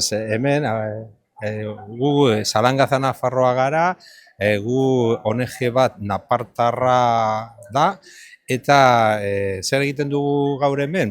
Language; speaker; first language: Basque; non-native, learner; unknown